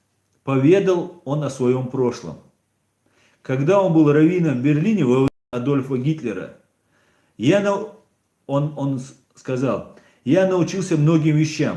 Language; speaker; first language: Russian; non-native, local second language; Chechen